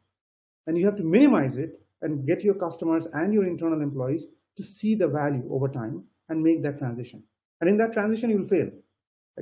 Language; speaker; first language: English; non-native, local second language; Bangla